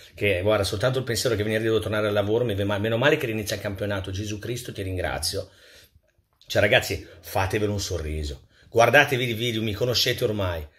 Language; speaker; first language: Italian; native; Italian